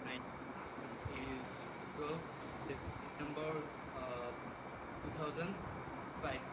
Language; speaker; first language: English; non-native, learner; Bangla